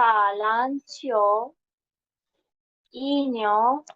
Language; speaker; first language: Chinese; non-native, learner; Urdu